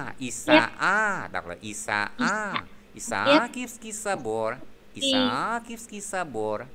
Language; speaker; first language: Russian; non-native, fluent; Vietnamese